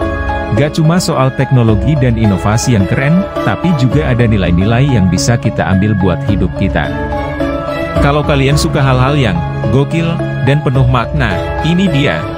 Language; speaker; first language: Indonesian; native; Indonesian